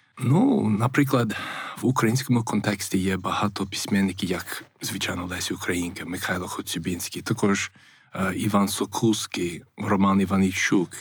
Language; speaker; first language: Ukrainian; non-native, fluent; English